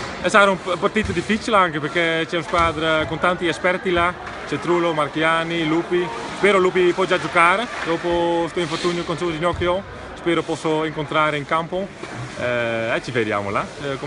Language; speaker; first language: Italian; non-native, learner; Dutch